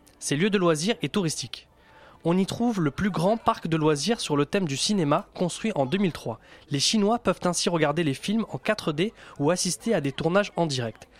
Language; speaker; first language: French; native; French